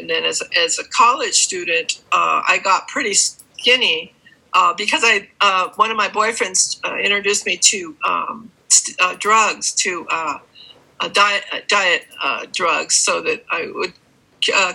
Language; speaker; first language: English; native; English